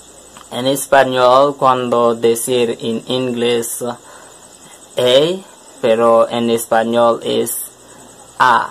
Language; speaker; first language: Spanish; non-native, learner; French